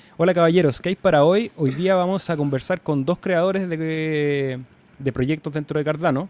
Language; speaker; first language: Spanish; native; Spanish